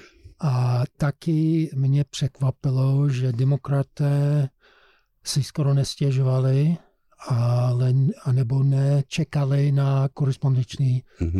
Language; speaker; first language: Czech; non-native, fluent; English